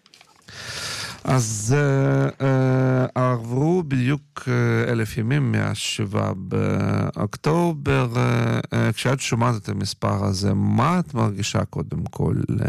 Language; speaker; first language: Hebrew; non-native, fluent; Russian